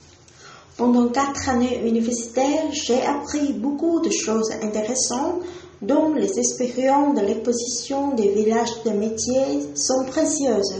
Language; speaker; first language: French; non-native, fluent; Vietnamese